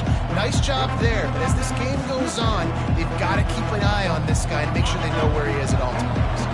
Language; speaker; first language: English; native; English